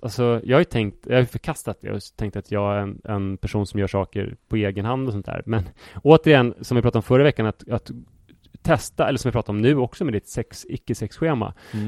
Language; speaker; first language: Swedish; native; Swedish